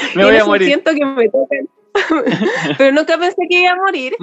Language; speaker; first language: Spanish; native; Spanish